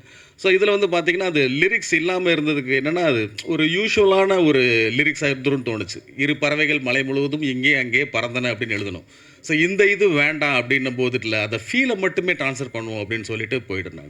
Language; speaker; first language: Tamil; native; Tamil